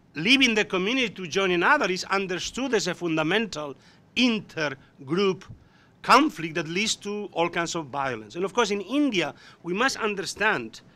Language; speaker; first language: English; non-native, fluent; Spanish